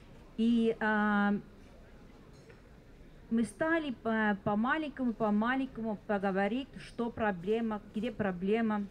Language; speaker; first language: Russian; non-native, fluent; Estonian